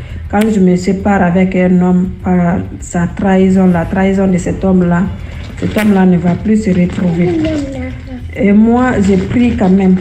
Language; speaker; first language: French; non-native, local second language; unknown